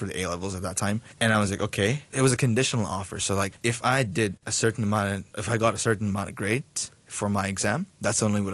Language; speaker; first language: English; non-native, local second language; Bangla